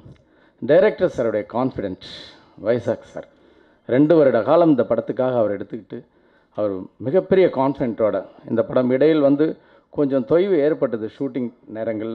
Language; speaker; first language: Tamil; native; Tamil